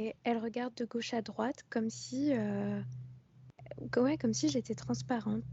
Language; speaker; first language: French; native; French